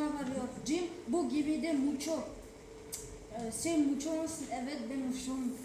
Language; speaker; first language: Turkish; non-native, learner; Kazakh